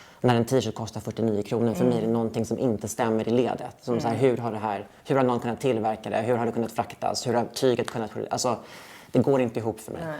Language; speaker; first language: Swedish; early bilingual, heritage; Swedish